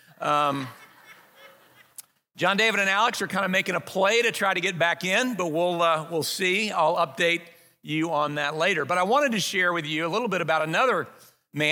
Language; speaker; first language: English; native; English